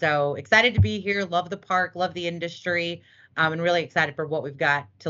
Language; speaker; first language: English; native; English